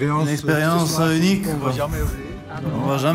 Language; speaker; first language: French; native; French